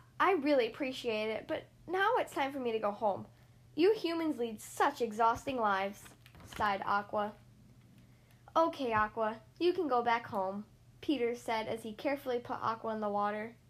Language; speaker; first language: English; native; English